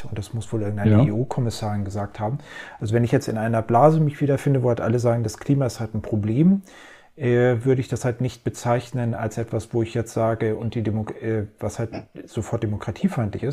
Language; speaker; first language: German; native; German